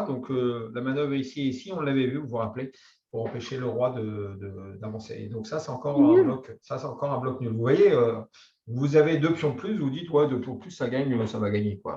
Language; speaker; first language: French; native; French